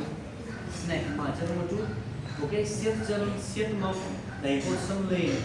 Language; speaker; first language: Vietnamese; non-native, learner; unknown